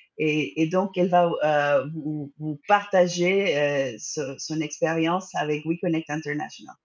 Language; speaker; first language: French; non-native, fluent; Spanish